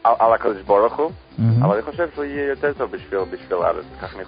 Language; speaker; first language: Hebrew; non-native, fluent; English